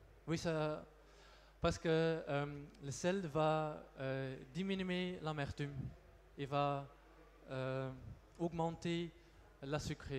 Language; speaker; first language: French; non-native, local second language; Dutch